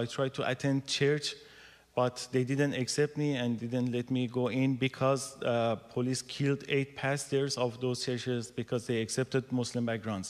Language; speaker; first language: English; non-native, learner; Persian